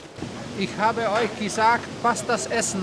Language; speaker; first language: German; early bilingual, heritage; German